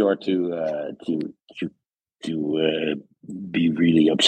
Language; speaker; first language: English; non-native, fluent; Dutch